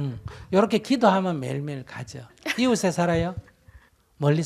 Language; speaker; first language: Korean; native; Korean